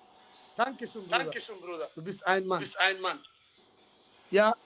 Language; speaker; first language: German; non-native, learner; Somali